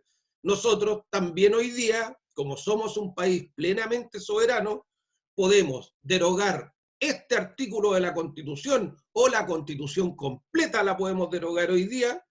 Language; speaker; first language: Spanish; native; Spanish